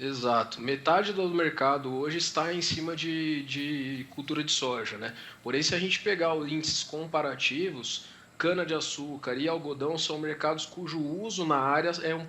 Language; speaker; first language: Portuguese; native; Portuguese